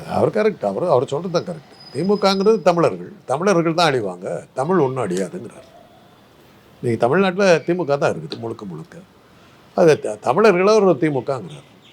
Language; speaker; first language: Tamil; non-native, local second language; Telugu